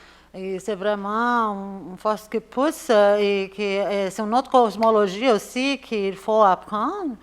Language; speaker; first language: French; non-native, fluent; Spanish